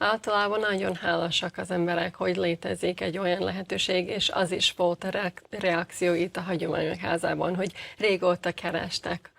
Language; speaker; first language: Hungarian; non-native, fluent; English